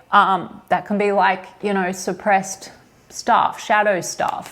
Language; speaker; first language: English; native; English